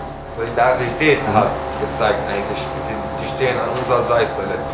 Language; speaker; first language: German; non-native, fluent; Arabic